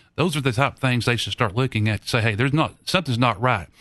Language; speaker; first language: English; native; English